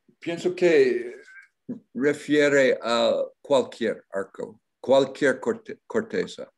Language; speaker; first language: Spanish; non-native, learner; English